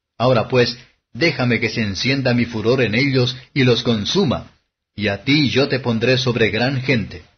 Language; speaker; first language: Spanish; non-native, fluent; Portuguese